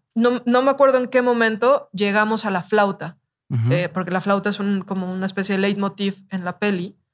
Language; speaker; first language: Spanish; native; Spanish